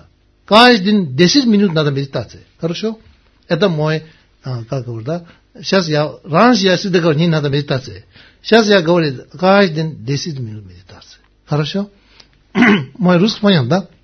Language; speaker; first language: Russian; non-native, learner; Tibetan